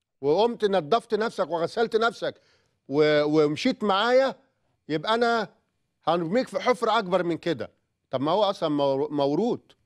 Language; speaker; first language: Arabic; native; Arabic